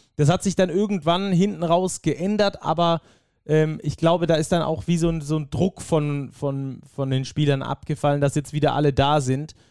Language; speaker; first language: German; native; German